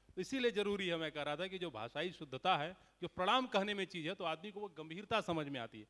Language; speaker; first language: Hindi; native; Hindi